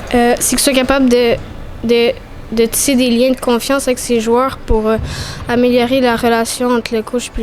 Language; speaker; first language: French; native; French